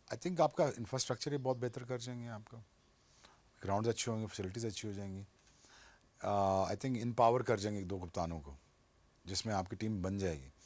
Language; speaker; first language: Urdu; non-native, local second language; Punjabi